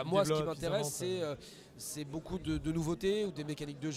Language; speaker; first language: French; native; French